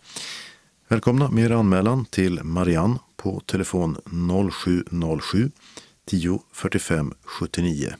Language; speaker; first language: Swedish; native; Swedish